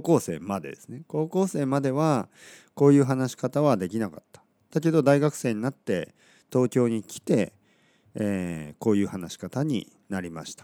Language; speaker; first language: Japanese; native; Japanese